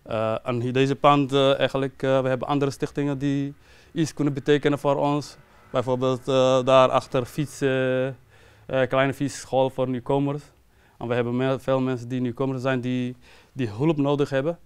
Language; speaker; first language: Dutch; non-native, fluent; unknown